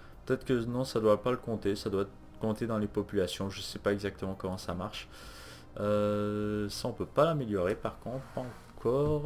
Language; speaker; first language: French; native; French